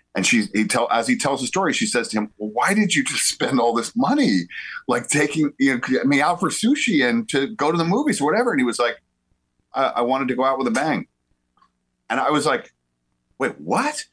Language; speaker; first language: English; native; English